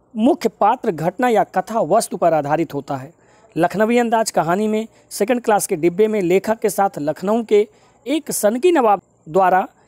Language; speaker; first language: Hindi; native; Hindi